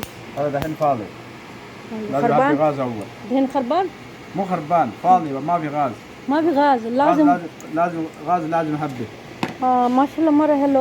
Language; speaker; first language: Arabic; non-native, learner; Urdu